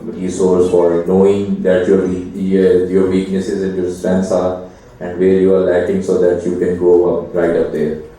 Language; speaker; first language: English; non-native, local second language; Urdu